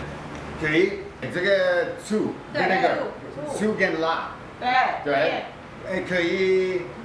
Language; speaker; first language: Chinese; non-native, learner; English